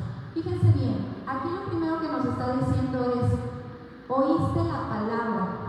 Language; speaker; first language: Spanish; native; Spanish